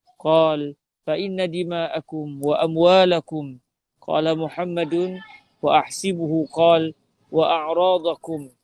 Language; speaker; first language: Arabic; non-native, fluent; Malay